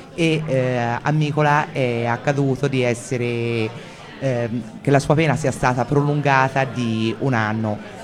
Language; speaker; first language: Italian; native; Italian